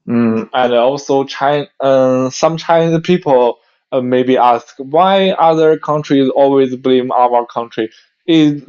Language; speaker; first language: English; non-native, learner; Chinese